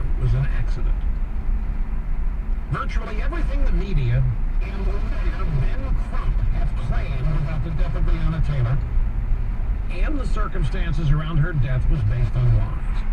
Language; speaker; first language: English; native; English